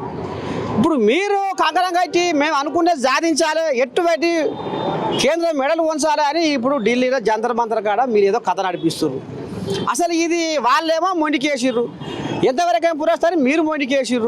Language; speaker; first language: Telugu; native; Telugu